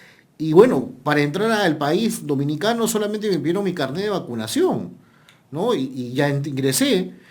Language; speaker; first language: Spanish; native; Spanish